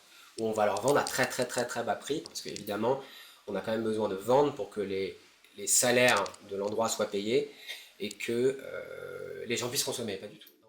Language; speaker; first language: French; native; French